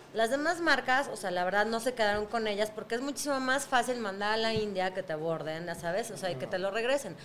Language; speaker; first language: Spanish; early bilingual, other home language; Russian